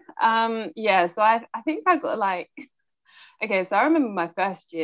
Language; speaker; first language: English; native; English